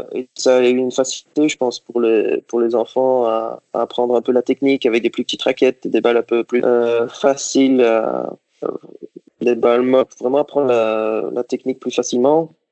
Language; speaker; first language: French; native; French